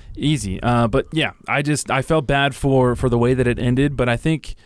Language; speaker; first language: English; native; English